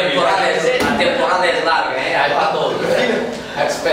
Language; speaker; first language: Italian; non-native, learner; Portuguese